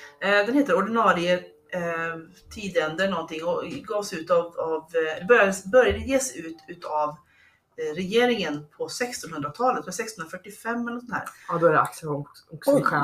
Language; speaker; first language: Swedish; native; Swedish